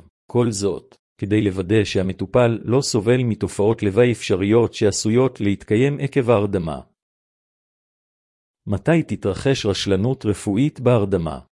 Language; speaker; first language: Hebrew; native; Hebrew